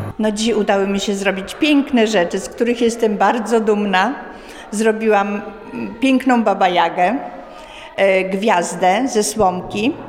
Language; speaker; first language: Polish; native; Polish